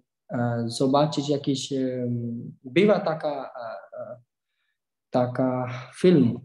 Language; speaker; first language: Polish; non-native, learner; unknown